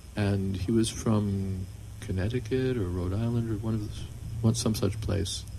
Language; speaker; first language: English; native; English